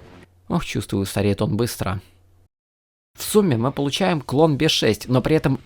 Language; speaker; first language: Russian; native; Russian